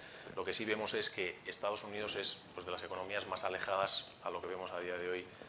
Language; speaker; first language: Spanish; native; Spanish